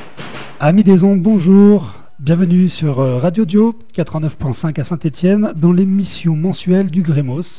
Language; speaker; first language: French; native; French